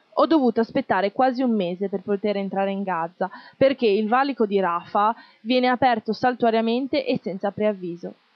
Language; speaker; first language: Italian; non-native, fluent; Arabic